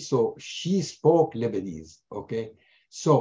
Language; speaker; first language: English; non-native, fluent; German